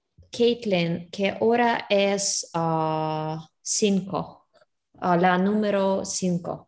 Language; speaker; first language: Spanish; non-native, learner; Russian